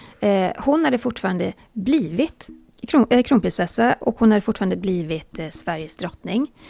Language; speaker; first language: Swedish; native; Swedish